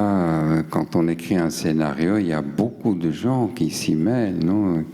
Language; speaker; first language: French; non-native, local second language; German